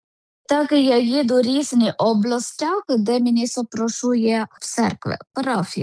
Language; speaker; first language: Ukrainian; non-native, learner; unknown